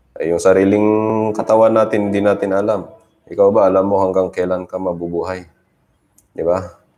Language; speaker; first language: Filipino; native; Filipino